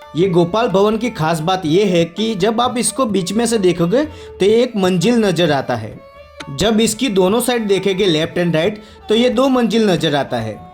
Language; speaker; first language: Hindi; non-native, local second language; Gujarati